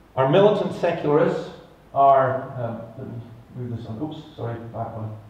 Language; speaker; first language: English; native; English